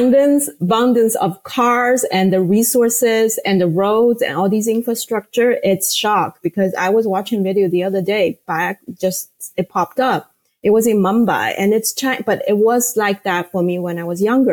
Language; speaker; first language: English; non-native, fluent; Chinese